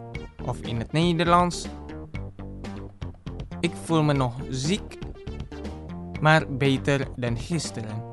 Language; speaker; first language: Dutch; non-native, learner; Indonesian